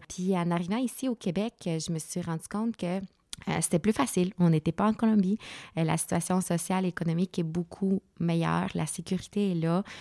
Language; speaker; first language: French; non-native, fluent; Spanish